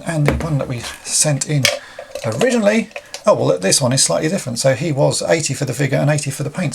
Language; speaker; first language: English; native; English